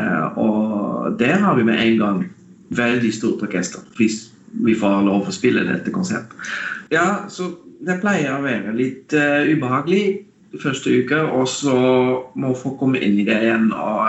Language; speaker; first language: Norwegian; non-native, fluent; Dutch